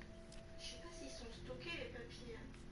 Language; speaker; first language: French; native; French